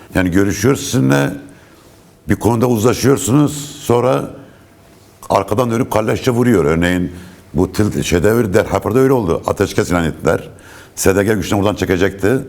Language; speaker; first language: Turkish; non-native, local second language; Kurdish